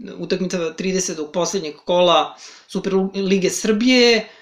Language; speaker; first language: Serbian; native; Serbian